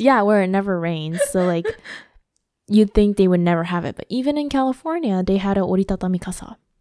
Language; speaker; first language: English; early bilingual, other home language; Japanese